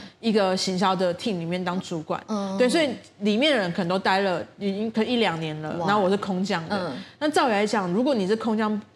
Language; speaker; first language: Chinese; native; Chinese